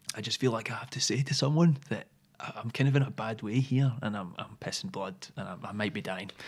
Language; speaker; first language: English; native; English